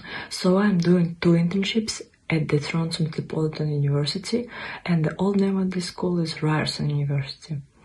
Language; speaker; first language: English; non-native, fluent; Ukrainian